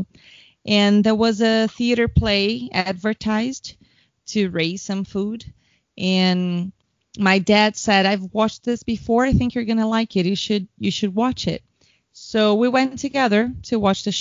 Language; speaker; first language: English; non-native, fluent; Portuguese